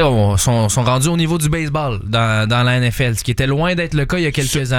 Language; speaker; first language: French; native; French